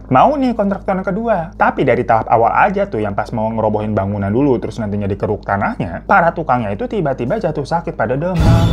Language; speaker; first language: Indonesian; native; Indonesian